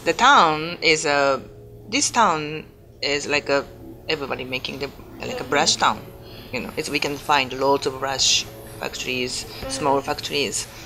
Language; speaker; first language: English; non-native, learner; Japanese